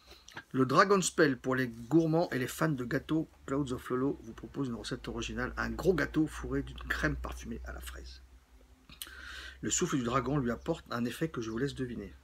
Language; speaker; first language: French; native; French